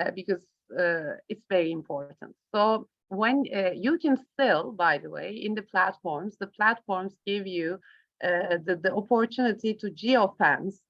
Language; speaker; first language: English; non-native, fluent; Turkish